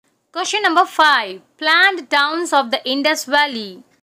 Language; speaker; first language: English; non-native, local second language; Tamil